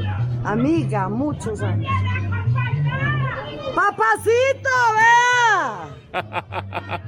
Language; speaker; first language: Spanish; native; Spanish